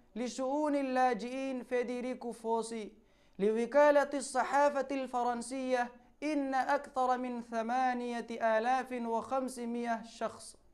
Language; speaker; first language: Arabic; non-native, fluent; Urdu